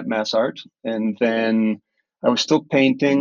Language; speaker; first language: English; native; English